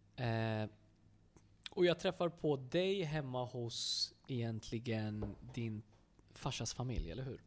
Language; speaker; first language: Swedish; native; Swedish